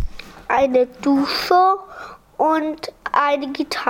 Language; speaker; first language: German; early bilingual, other home language; Polish